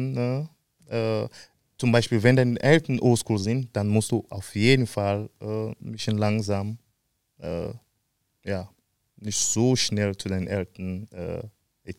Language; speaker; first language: German; non-native, fluent; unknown